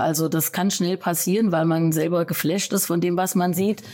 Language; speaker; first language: German; native; German